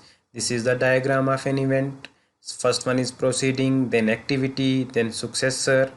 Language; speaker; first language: English; non-native, local second language; Hindi